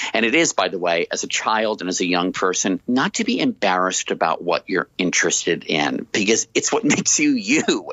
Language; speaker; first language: English; native; English